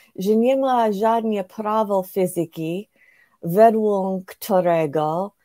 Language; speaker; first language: Polish; non-native, fluent; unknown